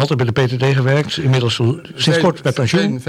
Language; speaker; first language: Dutch; native; Dutch